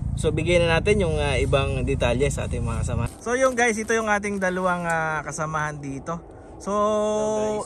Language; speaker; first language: Filipino; native; Filipino